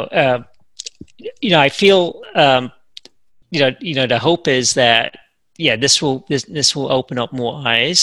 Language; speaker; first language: English; native; English